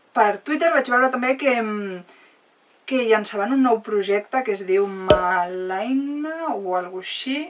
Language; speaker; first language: Catalan; non-native, local second language; Spanish